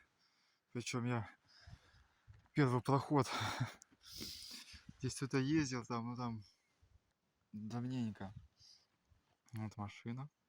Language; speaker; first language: Russian; native; Russian